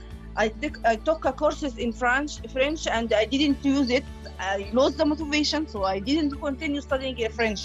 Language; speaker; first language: English; non-native, learner; Arabic